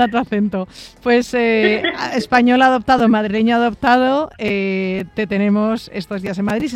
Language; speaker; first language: Spanish; native; Spanish